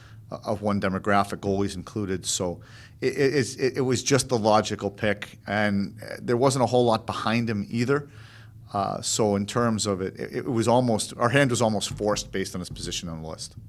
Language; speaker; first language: English; native; English